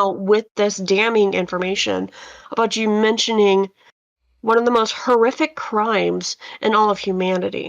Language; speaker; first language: English; native; English